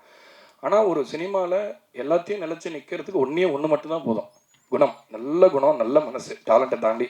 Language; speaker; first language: Tamil; native; Tamil